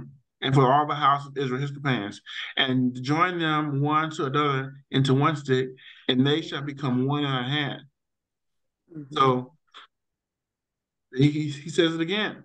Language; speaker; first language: English; native; English